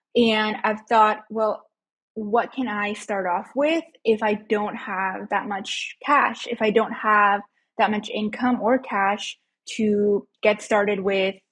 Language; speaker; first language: English; early bilingual, other home language; Spanish